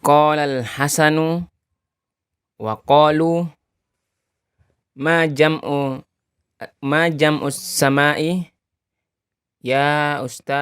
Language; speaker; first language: Arabic; non-native, learner; Indonesian